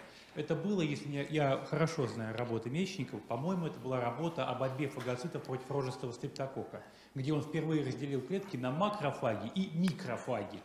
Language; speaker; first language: Russian; native; Russian